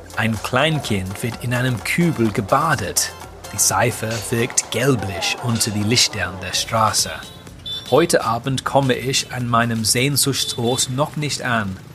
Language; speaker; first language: German; non-native, fluent; English